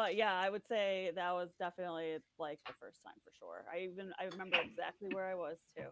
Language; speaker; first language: English; native; English